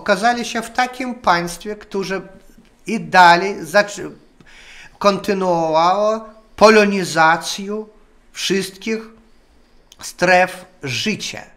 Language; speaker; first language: Polish; non-native, learner; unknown